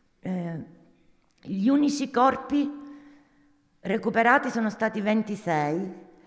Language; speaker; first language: Italian; native; Italian